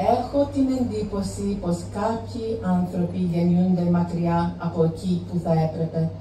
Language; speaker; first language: Greek; non-native, fluent; English